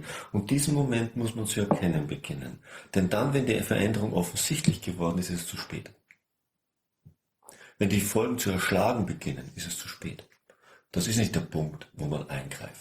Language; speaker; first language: German; native; German